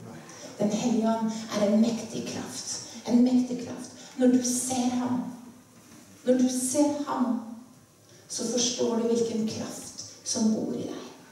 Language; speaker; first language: Norwegian; native; Norwegian